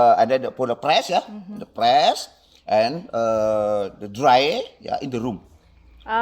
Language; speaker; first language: English; non-native, learner; Indonesian